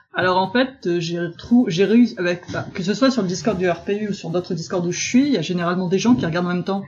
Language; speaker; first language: French; native; French